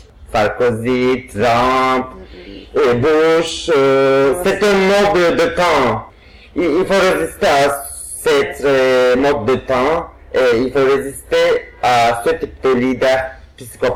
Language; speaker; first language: French; non-native, fluent; Turkish